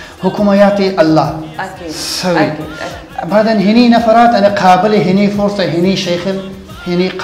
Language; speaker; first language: Arabic; non-native, learner; Persian